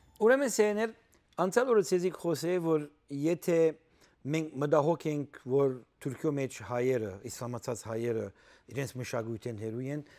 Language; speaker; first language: Armenian; early bilingual, heritage; Armenian